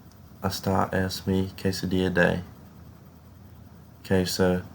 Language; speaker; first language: Spanish; non-native, learner; English